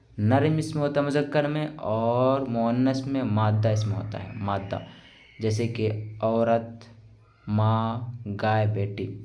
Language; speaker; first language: Urdu; native; Urdu